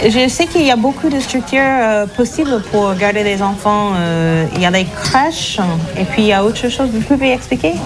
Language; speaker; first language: French; non-native, fluent; English